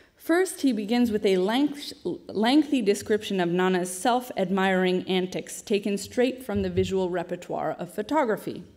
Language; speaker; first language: English; native; English